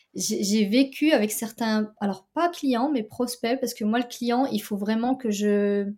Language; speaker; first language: French; native; French